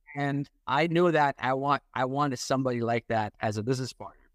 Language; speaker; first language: English; non-native, fluent; Arabic